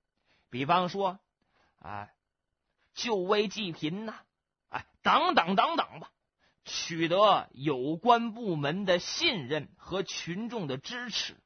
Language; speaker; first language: Chinese; native; Chinese